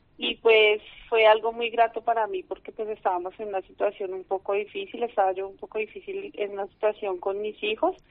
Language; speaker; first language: Spanish; native; Spanish